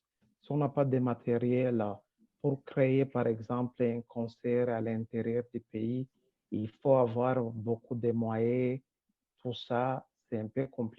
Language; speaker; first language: French; non-native, local second language; Rundi